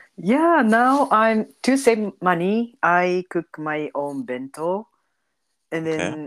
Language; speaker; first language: English; non-native, learner; Japanese